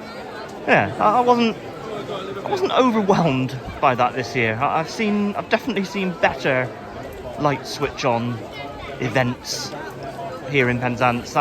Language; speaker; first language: English; native; English